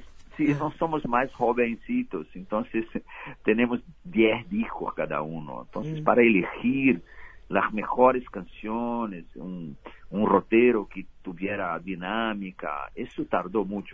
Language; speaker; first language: Spanish; non-native, fluent; Portuguese